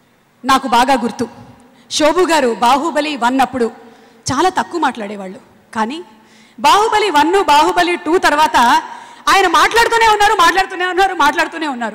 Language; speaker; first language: Telugu; native; Telugu